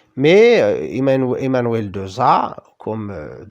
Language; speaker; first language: French; non-native, local second language; Arabic